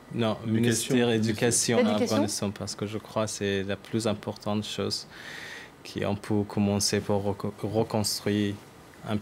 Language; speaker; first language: French; non-native, learner; Persian